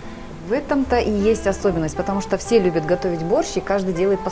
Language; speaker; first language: Russian; native; Russian